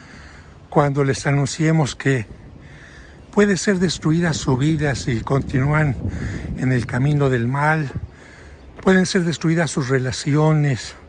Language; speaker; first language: Spanish; native; Spanish